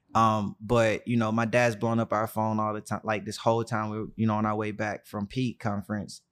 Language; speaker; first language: English; native; English